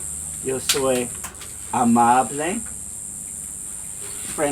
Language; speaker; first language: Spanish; non-native, fluent; English